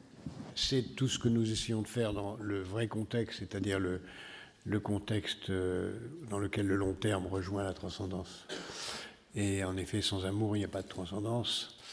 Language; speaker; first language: French; native; French